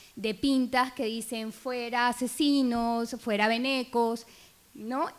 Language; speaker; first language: Spanish; native; Spanish